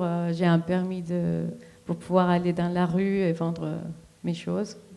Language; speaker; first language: French; non-native, fluent; Spanish